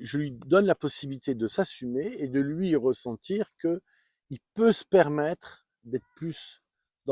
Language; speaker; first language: French; native; French